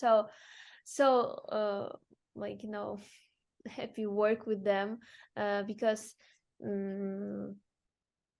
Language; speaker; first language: English; non-native, fluent; Ukrainian